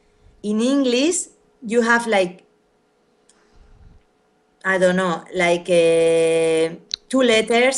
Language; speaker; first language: English; non-native, learner; Spanish